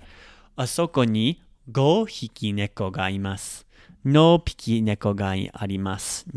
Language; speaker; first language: Japanese; non-native, learner; English